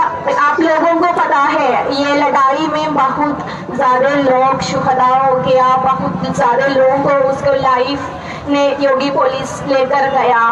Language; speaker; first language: Hindi; non-native, local second language; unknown